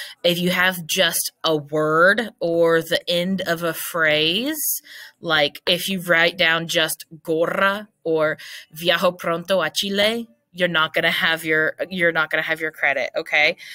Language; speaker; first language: English; native; English